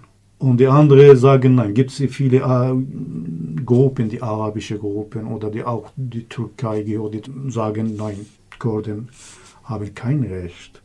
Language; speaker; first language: German; non-native, learner; Kurdish